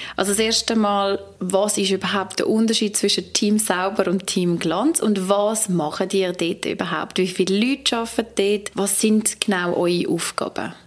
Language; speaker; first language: German; native; German